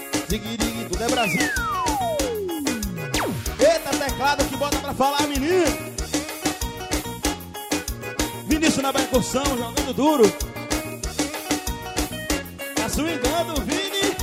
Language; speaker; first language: Portuguese; native; Portuguese